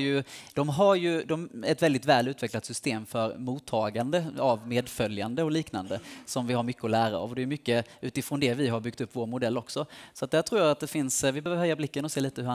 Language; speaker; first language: Swedish; native; Swedish